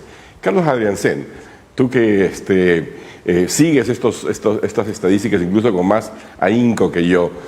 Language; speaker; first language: Spanish; native; Spanish